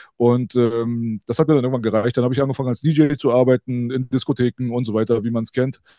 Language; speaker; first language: German; early bilingual, other home language; Persian